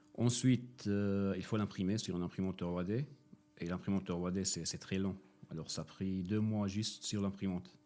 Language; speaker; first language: French; non-native, fluent; Arabic